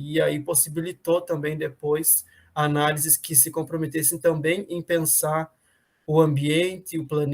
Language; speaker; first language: Portuguese; native; Portuguese